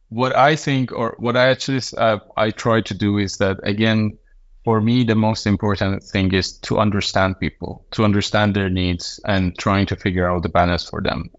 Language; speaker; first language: English; non-native, fluent; Persian